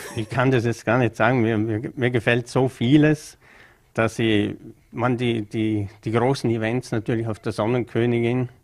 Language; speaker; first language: German; native; German